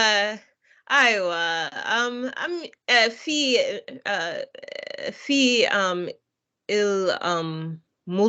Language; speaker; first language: Arabic; non-native, learner; English